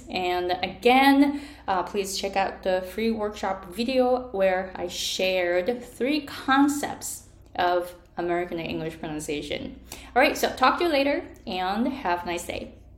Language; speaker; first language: English; non-native, fluent; Japanese